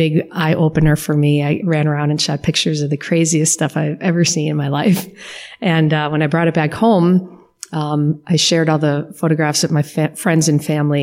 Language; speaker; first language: English; native; English